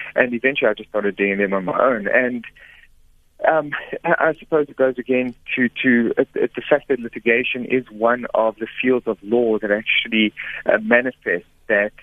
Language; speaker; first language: English; native; English